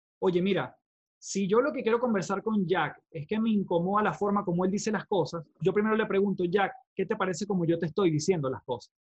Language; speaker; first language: Spanish; native; Spanish